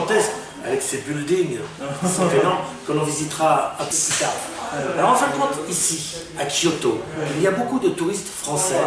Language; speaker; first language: French; native; French